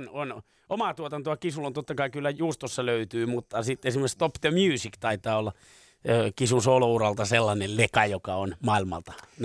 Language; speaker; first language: Finnish; native; Finnish